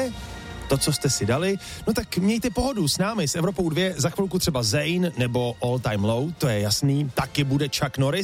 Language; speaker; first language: Czech; native; Czech